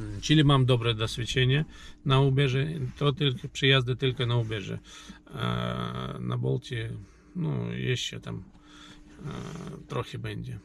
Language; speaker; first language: Polish; non-native, learner; Ukrainian